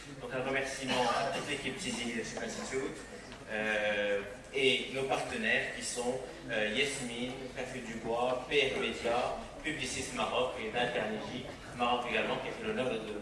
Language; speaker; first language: French; non-native, local second language; Arabic